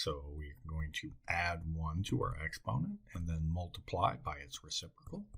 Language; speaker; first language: English; native; English